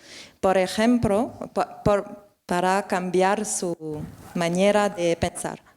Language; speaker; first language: Spanish; non-native, learner; French